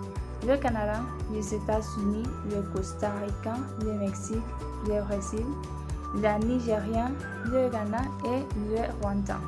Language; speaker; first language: French; non-native, learner; Spanish